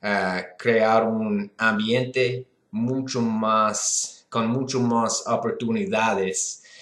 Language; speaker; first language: Spanish; non-native, learner; English